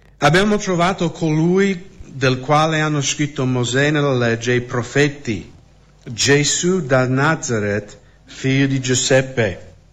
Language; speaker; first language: Italian; non-native, fluent; English